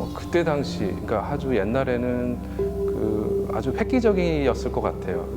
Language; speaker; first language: Korean; native; Korean